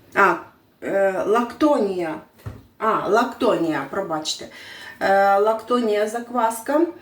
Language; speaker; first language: Ukrainian; non-native, local second language; Russian